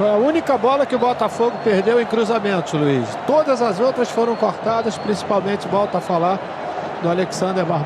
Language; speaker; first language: Portuguese; native; Portuguese